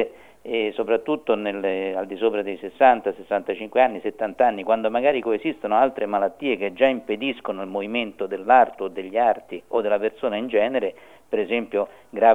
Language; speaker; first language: Italian; native; Italian